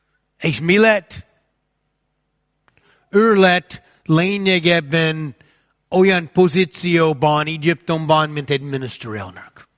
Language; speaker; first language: Hungarian; non-native, fluent; English